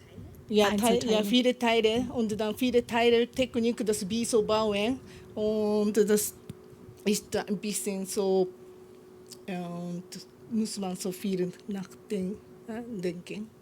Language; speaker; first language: German; non-native, learner; Japanese